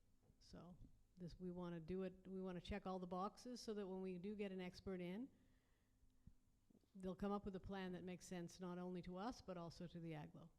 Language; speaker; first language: English; native; English